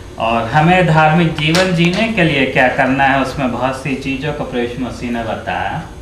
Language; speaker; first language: Hindi; native; Hindi